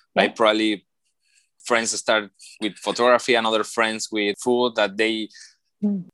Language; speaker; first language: English; non-native, learner; Spanish